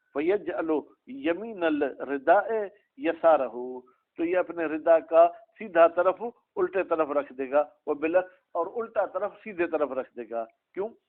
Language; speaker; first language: Urdu; non-native, local second language; Sindhi